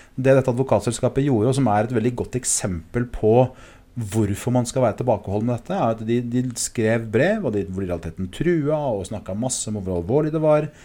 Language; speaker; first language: Norwegian; early bilingual, other home language; English